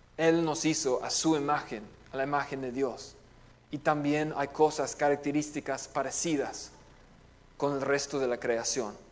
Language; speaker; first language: Spanish; non-native, fluent; English